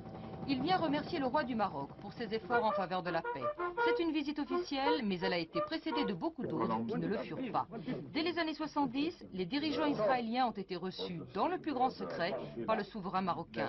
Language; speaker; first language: French; native; French